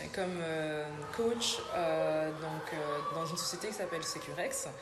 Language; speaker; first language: French; native; French